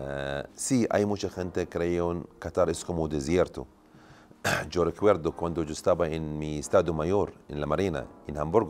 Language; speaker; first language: Spanish; non-native, learner; Arabic